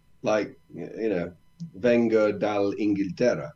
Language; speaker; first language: Italian; non-native, learner; English